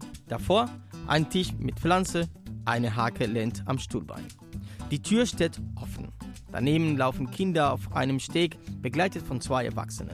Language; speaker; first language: German; native; German